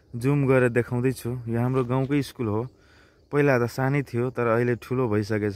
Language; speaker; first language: Nepali; non-native, local second language; Maithili